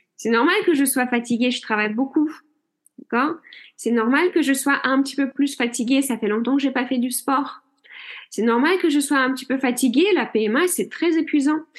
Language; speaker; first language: French; non-native, fluent; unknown